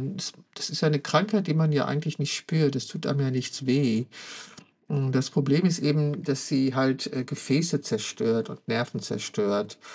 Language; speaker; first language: German; native; German